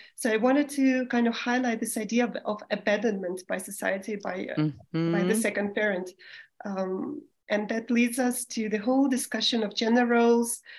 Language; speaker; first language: English; non-native, fluent; Russian